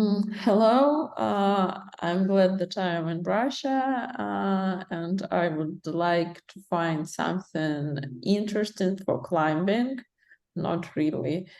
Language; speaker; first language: English; non-native, learner; Russian